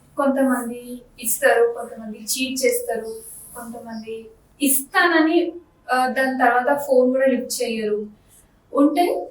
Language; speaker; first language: Telugu; non-native, local second language; Bangla